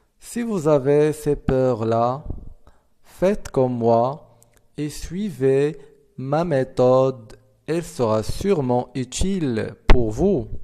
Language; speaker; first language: French; non-native, fluent; Arabic